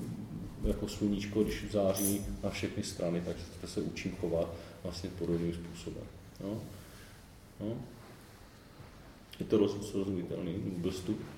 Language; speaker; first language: Czech; native; Czech